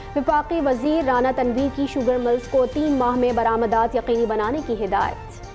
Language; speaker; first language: Urdu; native; Urdu